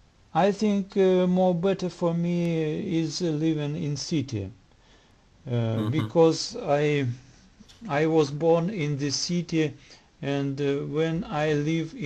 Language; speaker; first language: English; non-native, learner; Russian